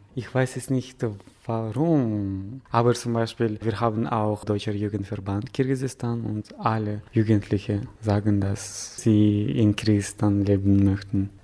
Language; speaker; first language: German; non-native, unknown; Kyrgyz